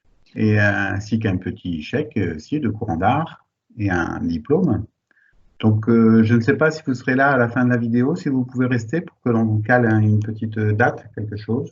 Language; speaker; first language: French; native; French